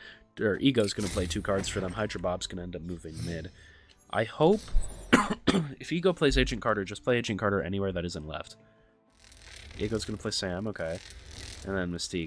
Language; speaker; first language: English; native; English